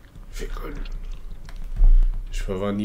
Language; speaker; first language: German; native; German